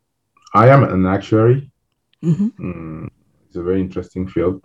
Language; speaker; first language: English; non-native, local second language; French